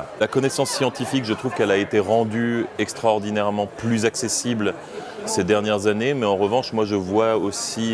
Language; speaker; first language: French; native; French